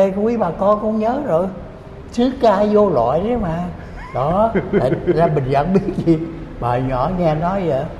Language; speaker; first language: Vietnamese; early bilingual, heritage; Vietnamese